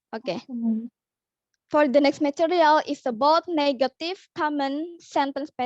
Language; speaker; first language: English; non-native, learner; Indonesian